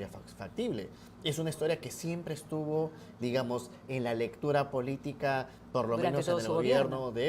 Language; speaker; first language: Spanish; native; Spanish